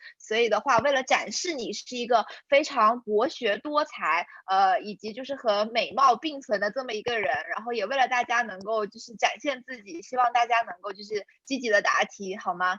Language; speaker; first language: Chinese; native; Chinese